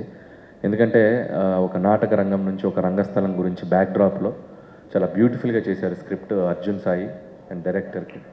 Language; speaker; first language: Telugu; native; Telugu